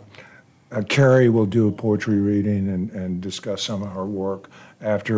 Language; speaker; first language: English; native; English